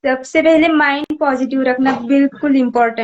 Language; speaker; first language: Hindi; native; Hindi